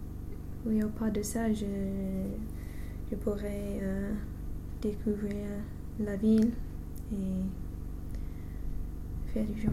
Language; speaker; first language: French; non-native, fluent; English